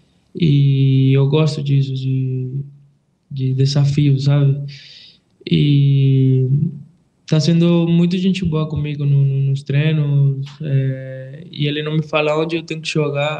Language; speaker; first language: Portuguese; non-native, fluent; Spanish